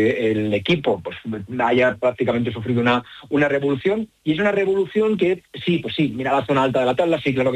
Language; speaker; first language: Spanish; native; Spanish